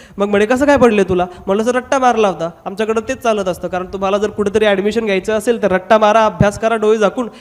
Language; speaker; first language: Marathi; non-native, local second language; Hindi